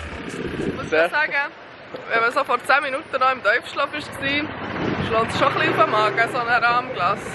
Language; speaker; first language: German; native; German